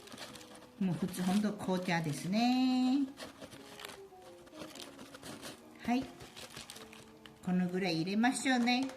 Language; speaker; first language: Japanese; non-native, fluent; Chinese